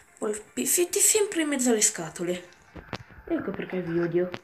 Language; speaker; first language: Italian; native; Italian